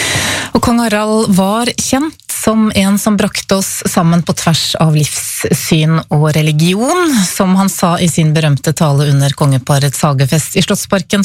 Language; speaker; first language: Norwegian; native; Norwegian